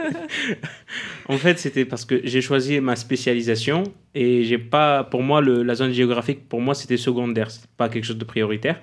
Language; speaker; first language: French; non-native, fluent; Arabic